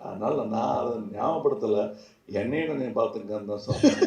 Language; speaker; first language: Tamil; native; Tamil